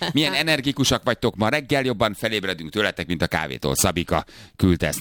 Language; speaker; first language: Hungarian; native; Hungarian